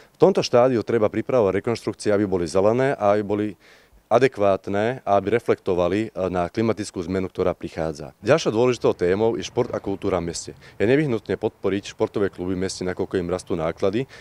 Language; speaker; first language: Slovak; native; Slovak